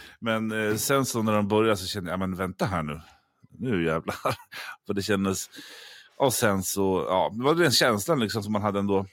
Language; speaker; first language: Swedish; native; Swedish